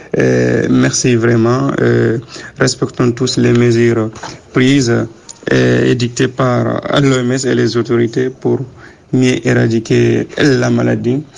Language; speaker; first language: French; non-native, local second language; Wolof